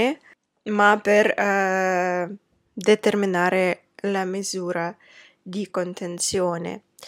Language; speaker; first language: Italian; non-native, fluent; Russian